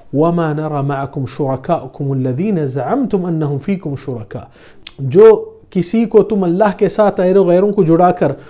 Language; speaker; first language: Urdu; non-native, fluent; Arabic